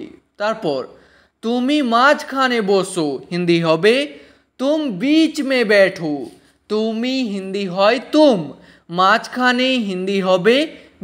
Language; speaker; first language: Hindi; non-native, local second language; Bangla